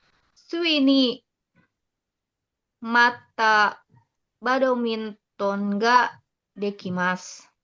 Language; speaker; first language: Japanese; non-native, learner; Indonesian